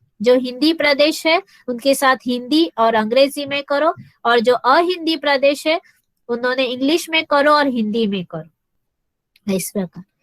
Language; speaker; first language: Hindi; non-native, local second language; Marathi